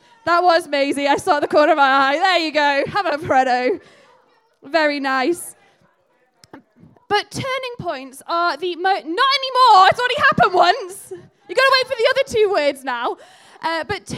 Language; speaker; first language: English; native; English